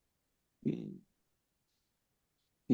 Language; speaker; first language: Arabic; non-native, learner; Indonesian